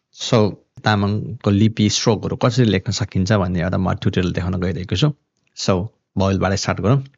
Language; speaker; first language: Nepali; non-native, local second language; Eastern Tamang